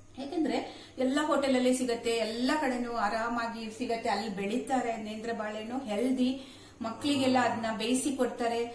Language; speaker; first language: Kannada; native; Kannada